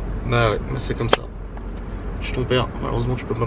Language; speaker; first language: French; native; French